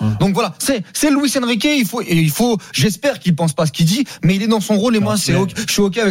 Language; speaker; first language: French; native; French